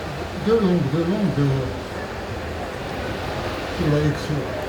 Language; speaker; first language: French; non-native, local second language; Arabic